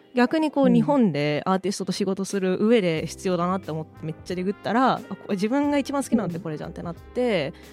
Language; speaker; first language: Japanese; early bilingual, heritage; English